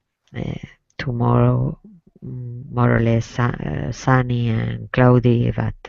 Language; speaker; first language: English; non-native, learner; Spanish